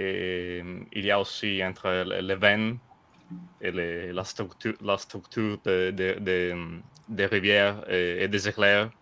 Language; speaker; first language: French; non-native, fluent; Italian